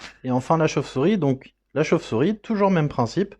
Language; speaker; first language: French; native; French